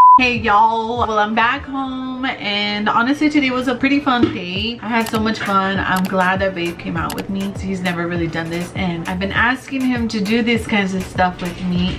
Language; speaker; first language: English; early bilingual, other home language; Spanish